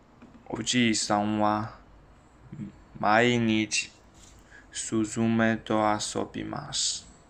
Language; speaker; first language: Japanese; non-native, learner; Chinese